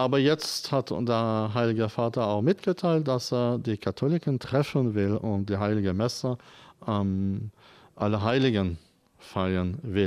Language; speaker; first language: German; non-native, fluent; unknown